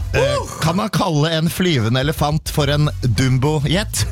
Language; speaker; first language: Norwegian; native; Norwegian